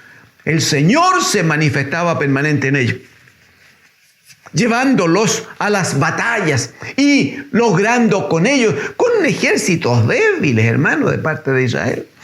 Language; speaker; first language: Spanish; native; Spanish